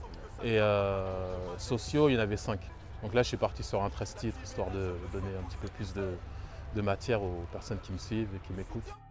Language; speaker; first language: French; native; French